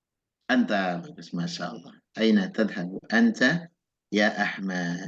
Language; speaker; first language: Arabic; non-native, fluent; Indonesian